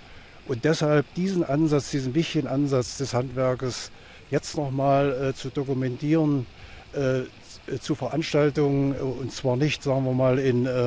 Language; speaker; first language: German; native; German